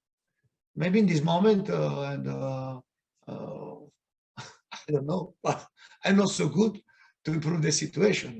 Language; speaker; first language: English; non-native, fluent; Italian